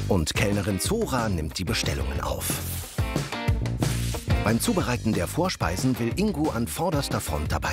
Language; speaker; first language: German; native; German